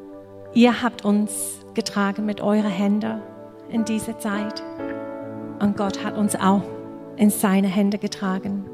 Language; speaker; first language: German; non-native, fluent; English